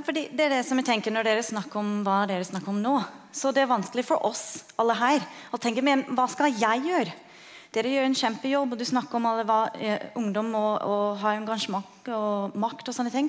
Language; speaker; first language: Norwegian; non-native, fluent; English